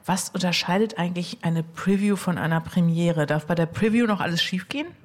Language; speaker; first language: German; native; German